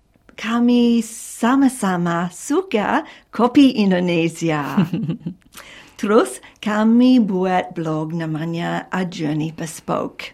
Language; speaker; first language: Indonesian; non-native, fluent; English